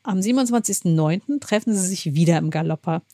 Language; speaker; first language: German; native; German